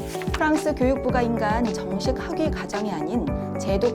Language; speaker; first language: Korean; native; Korean